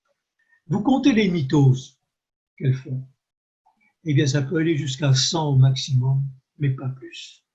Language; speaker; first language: French; native; French